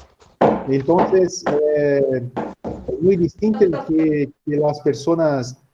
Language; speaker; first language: Spanish; non-native, learner; Portuguese